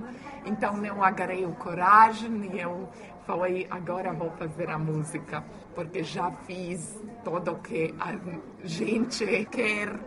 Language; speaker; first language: Portuguese; non-native, learner; Croatian